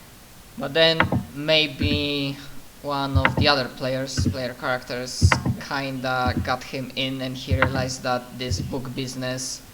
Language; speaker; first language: English; non-native, fluent; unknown